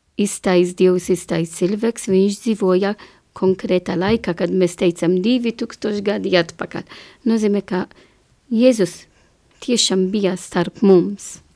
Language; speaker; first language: Latvian; non-native, learner; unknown